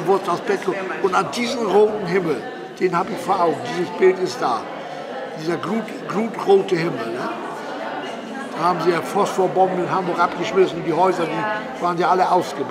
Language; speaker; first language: German; native; German